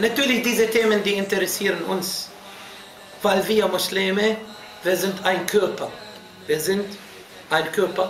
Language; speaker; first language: German; non-native, fluent; Arabic